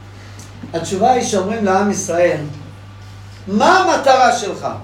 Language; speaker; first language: Hebrew; non-native, fluent; English